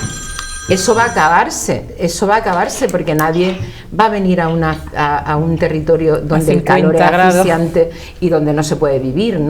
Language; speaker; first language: Spanish; native; Spanish